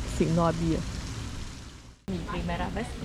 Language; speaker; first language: Spanish; non-native, fluent; Portuguese